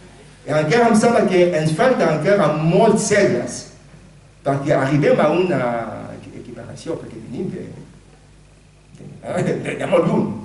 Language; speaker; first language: Catalan; non-native, fluent; Lingala